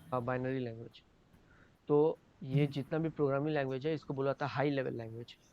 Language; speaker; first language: Hindi; native; Hindi